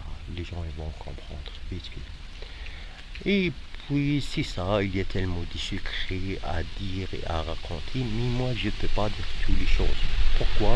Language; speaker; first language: French; non-native, fluent; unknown